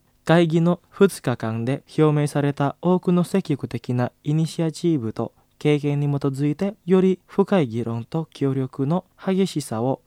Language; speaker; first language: Japanese; non-native, fluent; Indonesian